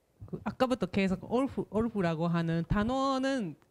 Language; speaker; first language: Korean; non-native, fluent; Japanese